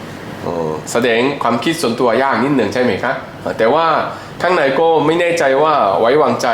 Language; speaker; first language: Thai; non-native, fluent; Korean